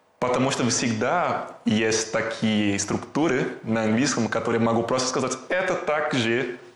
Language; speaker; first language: Russian; non-native, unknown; Portuguese